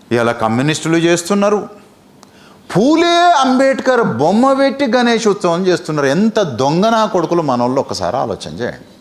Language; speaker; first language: Telugu; native; Telugu